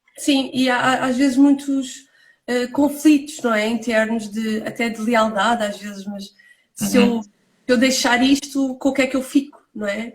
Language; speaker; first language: Portuguese; native; Portuguese